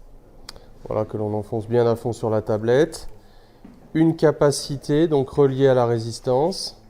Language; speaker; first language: French; native; French